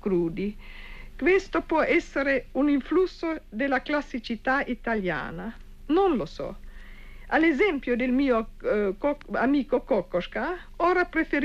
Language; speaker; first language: Italian; non-native, fluent; Czech